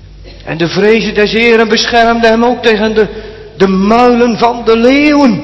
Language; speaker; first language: Dutch; native; Dutch